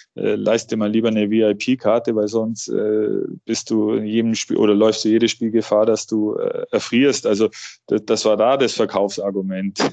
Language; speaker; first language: German; native; German